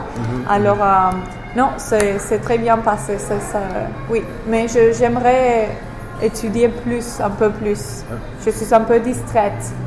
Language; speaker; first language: French; non-native, fluent; English